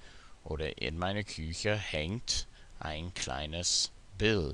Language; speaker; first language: German; non-native, fluent; English